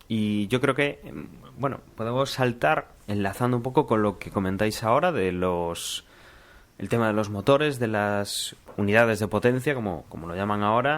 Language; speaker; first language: Spanish; native; Spanish